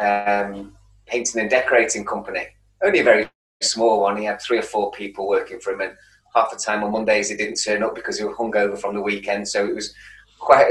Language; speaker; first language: English; native; English